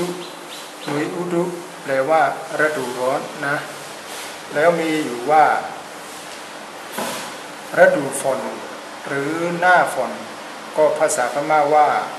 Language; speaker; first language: Thai; non-native, fluent; Burmese